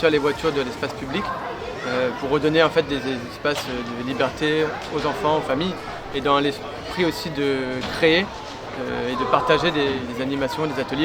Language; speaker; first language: French; native; French